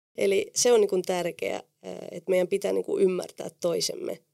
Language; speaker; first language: Finnish; non-native, fluent; Spanish